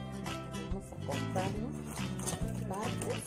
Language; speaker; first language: Spanish; native; Spanish